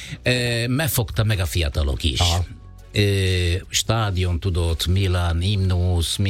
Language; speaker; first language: Hungarian; non-native, fluent; Italian